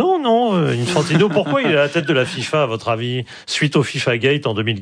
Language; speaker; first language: French; native; French